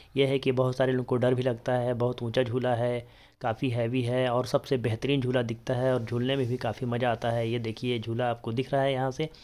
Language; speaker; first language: Hindi; native; Hindi